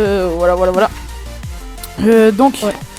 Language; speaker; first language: French; native; French